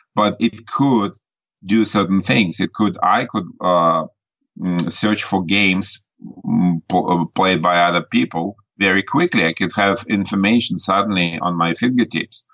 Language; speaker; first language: English; non-native, fluent; Russian